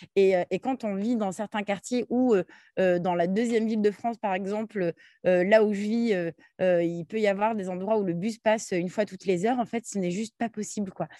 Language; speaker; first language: French; early bilingual, other home language; Arabic